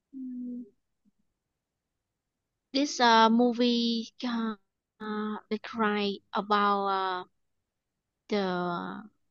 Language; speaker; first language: English; non-native, learner; Vietnamese